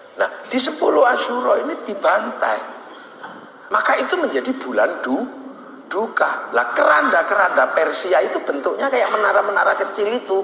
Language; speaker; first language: Indonesian; native; Indonesian